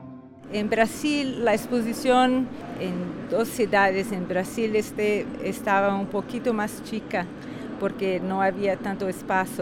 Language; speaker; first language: Spanish; non-native, fluent; Portuguese